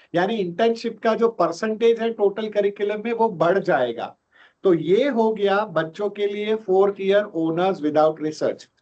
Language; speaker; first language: Hindi; non-native, local second language; Gujarati